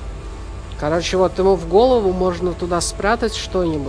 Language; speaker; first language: Russian; native; Russian